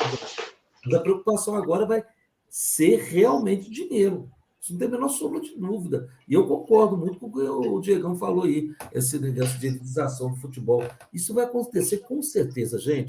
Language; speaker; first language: Portuguese; native; Portuguese